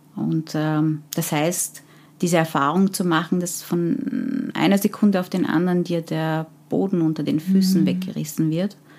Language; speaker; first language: German; early bilingual, other home language; Persian